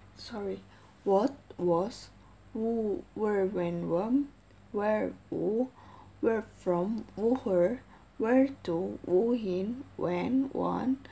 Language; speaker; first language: English; non-native, learner; Indonesian